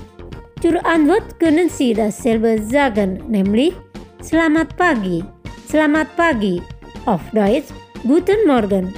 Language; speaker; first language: German; non-native, fluent; Indonesian